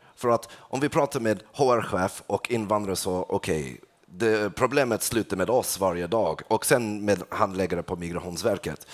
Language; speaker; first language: Swedish; non-native, fluent; English